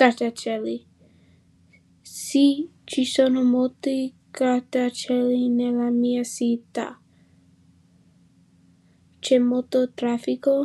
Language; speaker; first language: Italian; non-native, learner; English